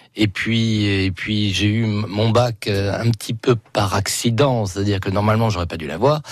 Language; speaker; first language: French; native; French